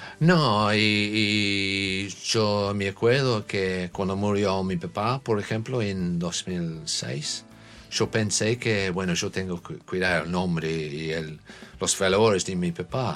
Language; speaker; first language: Spanish; non-native, learner; English